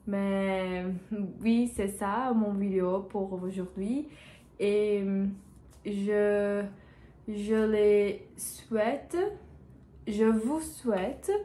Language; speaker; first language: French; non-native, learner; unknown